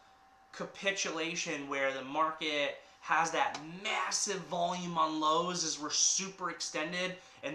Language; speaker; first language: English; native; English